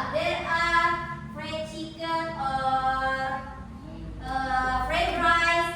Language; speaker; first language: English; non-native, learner; Indonesian